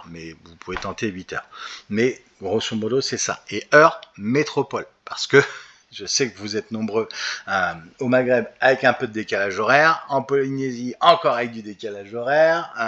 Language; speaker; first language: French; native; French